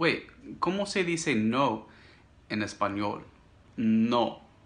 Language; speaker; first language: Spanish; non-native, fluent; English